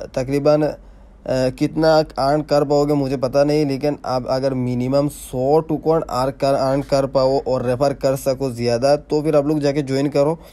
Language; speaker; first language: Hindi; native; Hindi